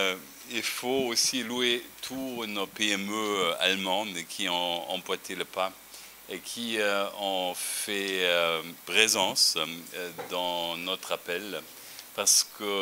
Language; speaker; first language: French; non-native, fluent; German